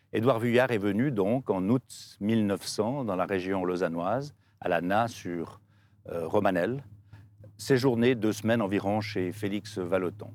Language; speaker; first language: French; native; French